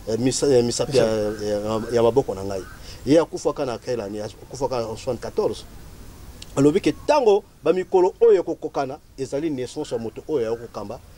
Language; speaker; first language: Lingala; non-native, local second language; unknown